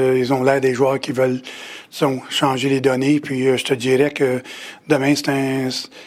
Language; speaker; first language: French; native; French